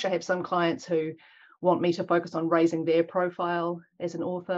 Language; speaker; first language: English; native; English